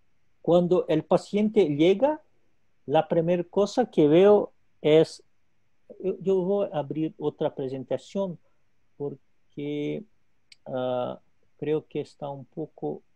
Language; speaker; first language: Spanish; non-native, local second language; Portuguese